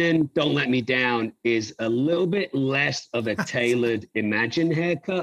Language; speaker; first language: English; native; English